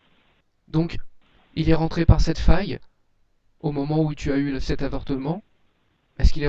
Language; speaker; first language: French; native; French